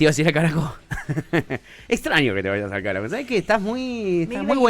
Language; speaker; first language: Spanish; native; Spanish